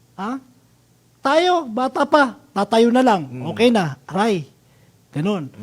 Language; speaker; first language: Filipino; non-native, local second language; Maranao